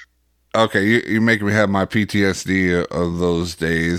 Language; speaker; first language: English; native; English